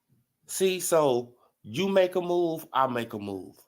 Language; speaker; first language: English; native; English